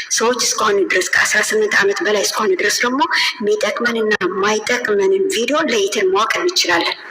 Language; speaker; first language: Amharic; non-native, local second language; Tigrinya